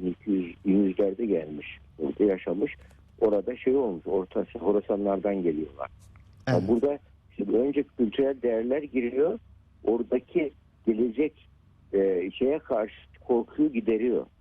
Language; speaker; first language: Turkish; native; Turkish